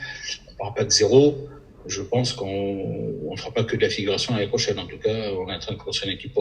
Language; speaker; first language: French; native; French